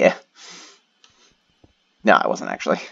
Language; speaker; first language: English; native; English